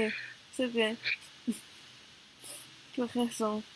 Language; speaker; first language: French; non-native, learner; Korean